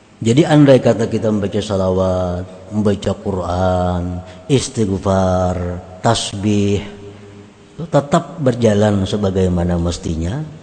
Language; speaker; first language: Indonesian; non-native, local second language; Banjar